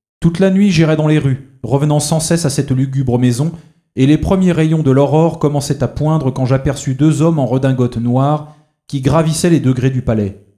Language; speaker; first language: French; native; French